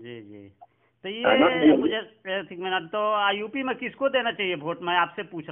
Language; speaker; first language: Hindi; native; Hindi